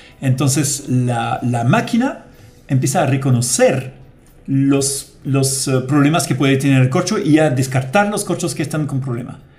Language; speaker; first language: Spanish; non-native, fluent; French